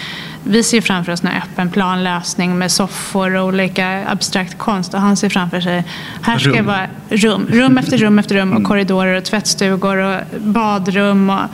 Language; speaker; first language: Swedish; native; Swedish